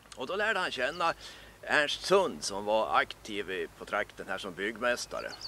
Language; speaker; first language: Swedish; native; Swedish